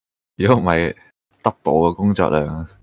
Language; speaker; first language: Chinese; native; Chinese